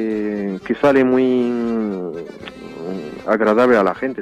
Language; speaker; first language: Spanish; early bilingual, heritage; French